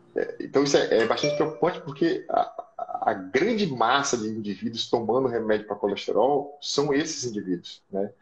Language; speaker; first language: Portuguese; native; Portuguese